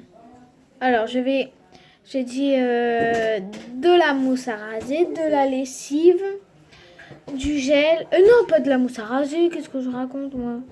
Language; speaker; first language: French; native; French